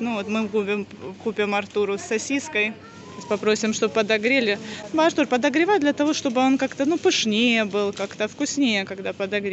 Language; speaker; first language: Russian; native; Russian